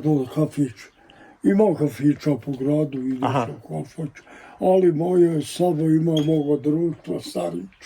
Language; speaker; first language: Croatian; native; Croatian